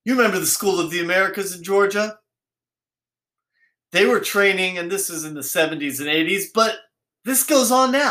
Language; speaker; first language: English; native; English